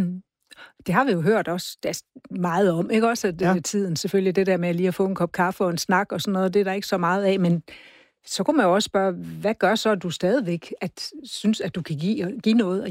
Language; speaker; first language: Danish; native; Danish